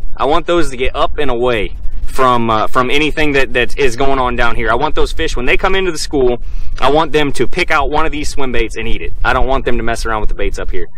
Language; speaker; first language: English; native; English